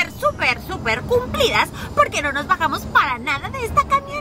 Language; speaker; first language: Spanish; native; Spanish